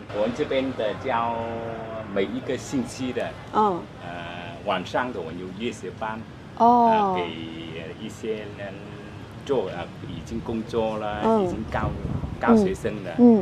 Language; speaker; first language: Chinese; early bilingual, heritage; Chinese